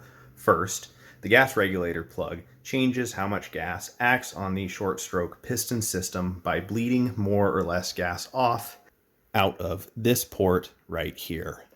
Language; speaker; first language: English; native; English